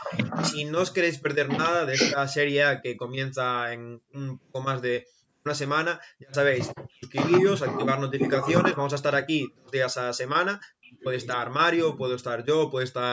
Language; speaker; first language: Spanish; native; Spanish